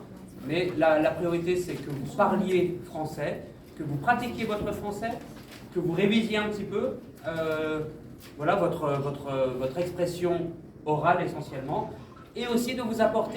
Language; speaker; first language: French; native; French